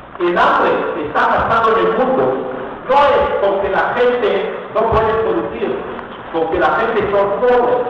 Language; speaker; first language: Spanish; non-native, fluent; Hebrew